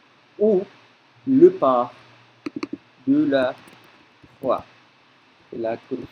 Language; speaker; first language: French; non-native, learner; Spanish